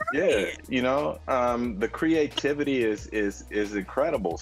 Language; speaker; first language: English; native; English